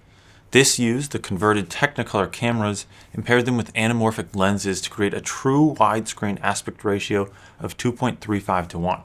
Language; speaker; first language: English; native; English